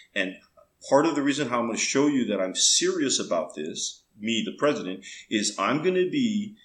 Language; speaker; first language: English; early bilingual, other home language; Spanish